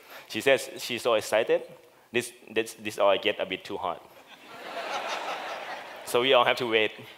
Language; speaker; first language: English; non-native, fluent; Thai